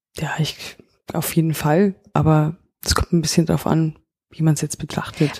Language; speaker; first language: German; native; German